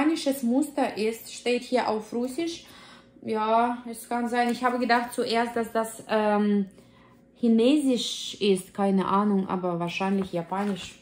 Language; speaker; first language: German; non-native, fluent; Russian